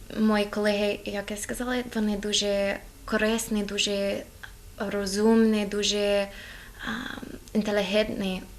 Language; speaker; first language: Ukrainian; non-native, learner; English